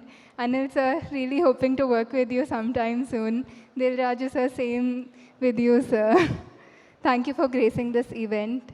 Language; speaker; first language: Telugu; non-native, fluent; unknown